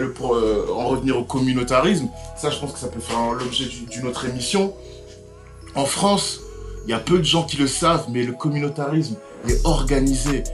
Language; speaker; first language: French; native; French